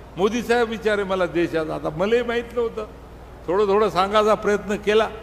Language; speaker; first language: Marathi; non-native, local second language; Lambadi